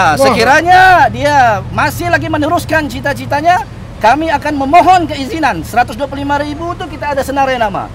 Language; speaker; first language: Malay; native; Malay